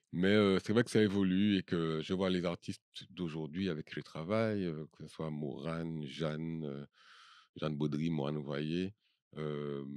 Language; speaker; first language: French; native; French